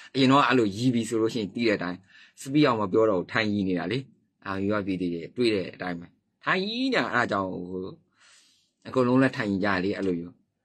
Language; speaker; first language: Burmese; native; Burmese